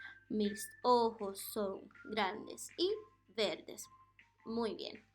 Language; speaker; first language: Spanish; non-native, fluent; English